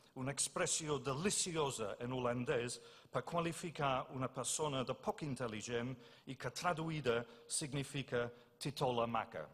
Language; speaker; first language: Catalan; non-native, fluent; English